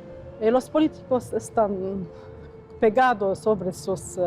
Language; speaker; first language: Spanish; non-native, fluent; Arabic